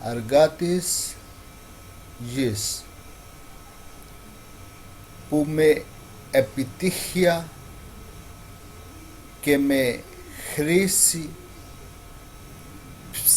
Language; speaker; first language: Greek; non-native, learner; Urdu